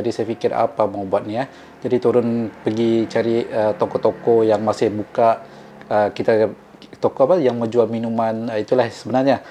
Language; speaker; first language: Malay; native; Malay